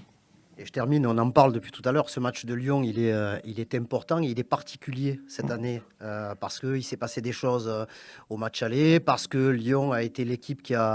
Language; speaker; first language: French; native; French